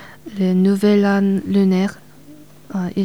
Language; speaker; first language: French; non-native, learner; Korean